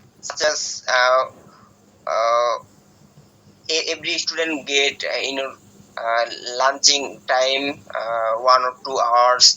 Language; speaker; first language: English; non-native, learner; Bangla